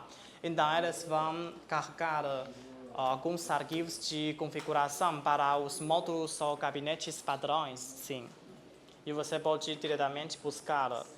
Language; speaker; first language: Portuguese; non-native, fluent; Chinese